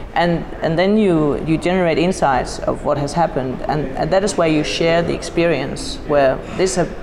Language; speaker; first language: English; non-native, fluent; Danish